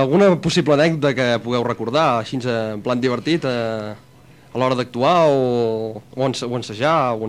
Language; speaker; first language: Catalan; native; Catalan